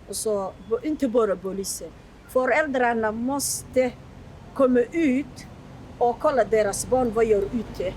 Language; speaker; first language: Swedish; non-native, learner; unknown